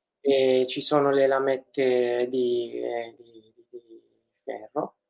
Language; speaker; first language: Italian; non-native, fluent; Kurdish